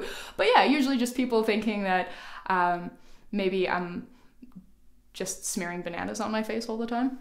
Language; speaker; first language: English; native; English